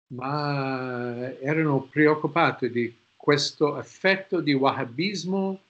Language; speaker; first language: Italian; non-native, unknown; English